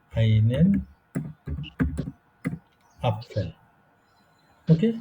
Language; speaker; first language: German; non-native, fluent; Bangla